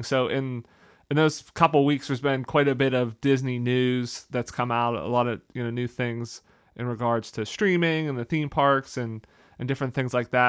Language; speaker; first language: English; native; English